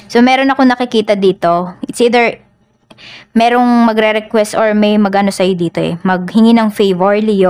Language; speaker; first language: Filipino; native; Filipino